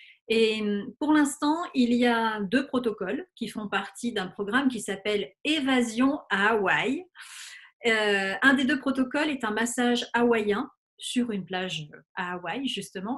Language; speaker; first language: French; native; French